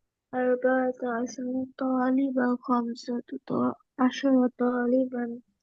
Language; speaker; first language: Arabic; non-native, learner; Bangla